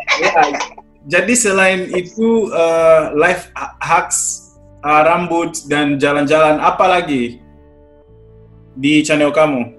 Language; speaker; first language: Indonesian; non-native, fluent; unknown